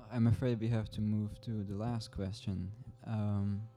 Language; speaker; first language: English; non-native, fluent; Czech